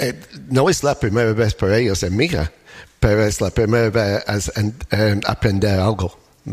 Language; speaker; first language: Spanish; non-native, learner; English